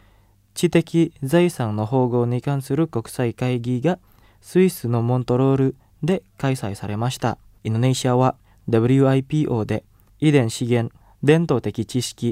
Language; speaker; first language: Japanese; non-native, fluent; Indonesian